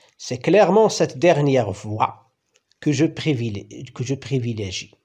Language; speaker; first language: French; non-native, local second language; Arabic